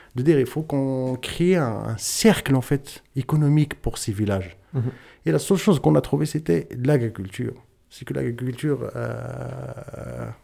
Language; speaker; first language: French; non-native, local second language; Tachelhit